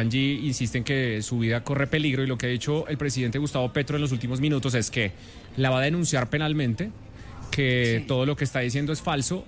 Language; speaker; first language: Spanish; native; Spanish